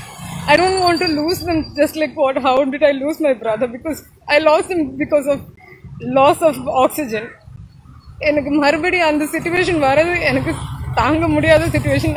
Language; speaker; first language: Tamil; non-native, local second language; Malayalam